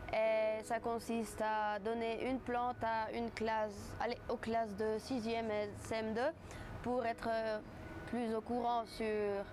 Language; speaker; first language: French; non-native, fluent; Spanish